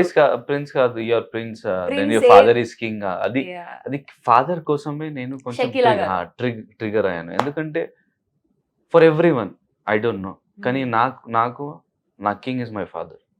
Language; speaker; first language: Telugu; non-native, learner; Hindi